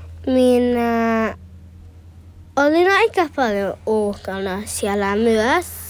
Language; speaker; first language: Finnish; early bilingual, heritage; Finnish